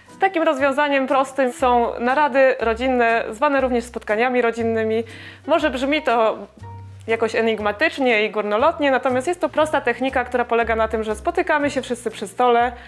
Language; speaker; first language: Polish; native; Polish